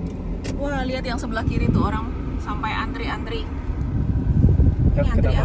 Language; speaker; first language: Indonesian; native; Indonesian